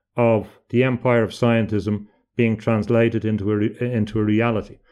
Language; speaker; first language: English; native; English